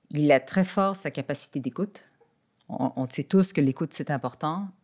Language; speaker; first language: French; native; French